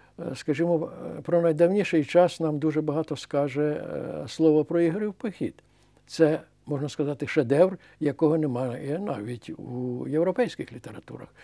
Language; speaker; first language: Ukrainian; native; Ukrainian